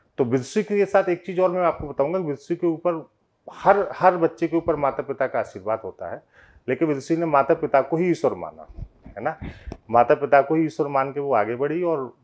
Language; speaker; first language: Hindi; native; Hindi